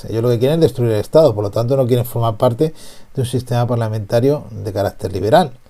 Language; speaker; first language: Spanish; native; Spanish